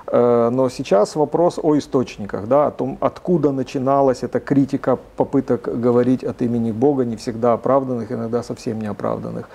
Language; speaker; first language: Russian; native; Russian